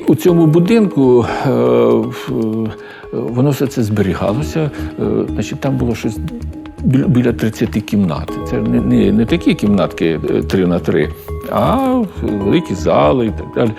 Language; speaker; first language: Ukrainian; native; Ukrainian